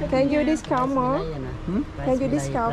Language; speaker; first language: English; non-native, learner; Vietnamese